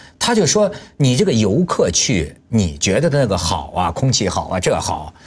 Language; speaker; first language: Chinese; native; Chinese